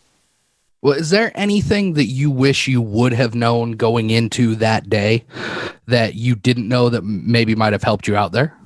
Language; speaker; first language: English; native; English